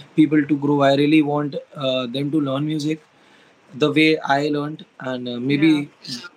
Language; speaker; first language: English; non-native, local second language; Hindi